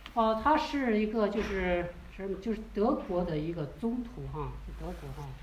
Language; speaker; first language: Chinese; native; Chinese